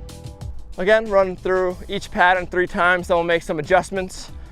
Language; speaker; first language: English; native; English